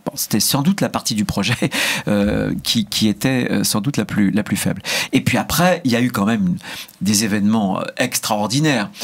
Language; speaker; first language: French; native; French